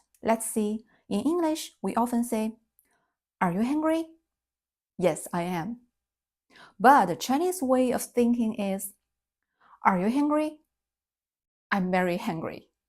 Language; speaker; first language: English; non-native, fluent; Chinese